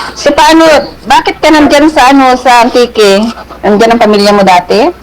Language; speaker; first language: Filipino; non-native, local second language; Hiligaynon